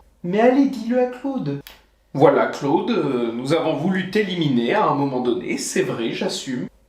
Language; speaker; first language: French; native; French